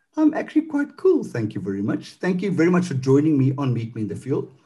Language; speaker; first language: English; non-native, local second language; Afrikaans